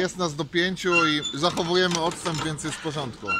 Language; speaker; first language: Polish; native; Polish